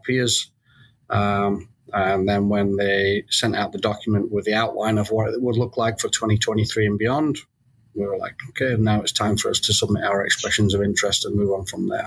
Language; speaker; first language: English; native; English